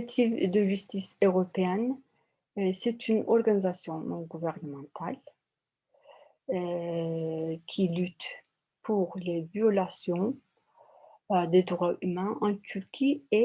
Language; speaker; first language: French; non-native, learner; Turkish